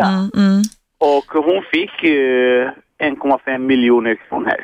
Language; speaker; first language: Swedish; early bilingual, other home language; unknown